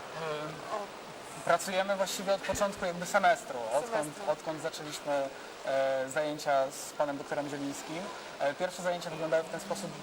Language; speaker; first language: Polish; native; Polish